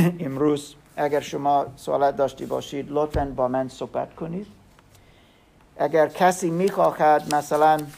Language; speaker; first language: Persian; non-native, learner; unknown